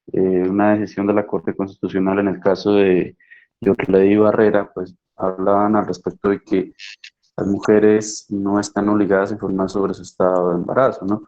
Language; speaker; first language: Spanish; native; Spanish